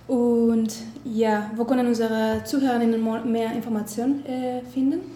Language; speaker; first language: German; non-native, fluent; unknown